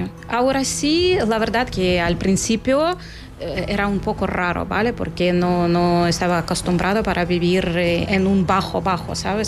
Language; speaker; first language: Spanish; non-native, fluent; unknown